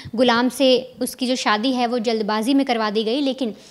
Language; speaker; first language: Hindi; native; Hindi